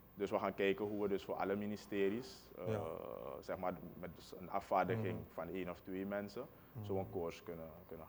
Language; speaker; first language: Dutch; native; Dutch